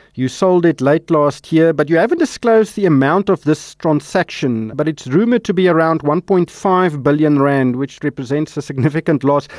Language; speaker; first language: English; non-native, local second language; Afrikaans